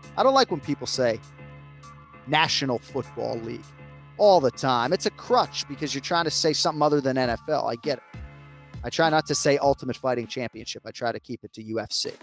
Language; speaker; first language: English; native; English